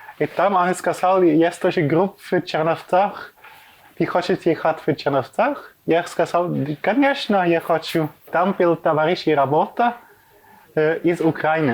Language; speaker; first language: Russian; non-native, learner; German